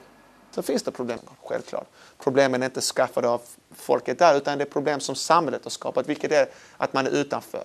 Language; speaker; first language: Swedish; early bilingual, other home language; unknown